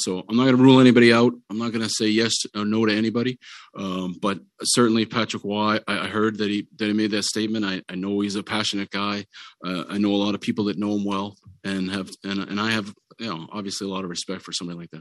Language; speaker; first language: English; native; English